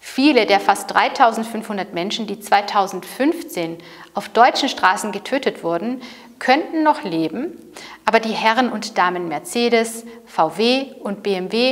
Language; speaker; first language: German; native; German